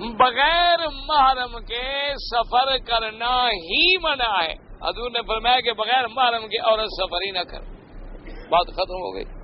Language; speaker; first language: Urdu; native; Urdu